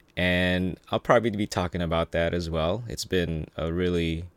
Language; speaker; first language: English; early bilingual, other home language; Filipino